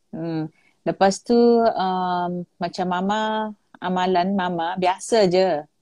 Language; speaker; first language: Malay; native; Malay